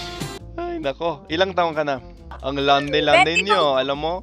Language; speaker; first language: Filipino; non-native, fluent; English